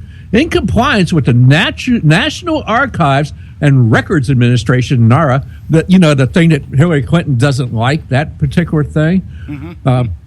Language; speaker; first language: English; native; English